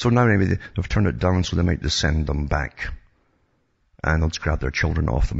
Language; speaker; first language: English; native; English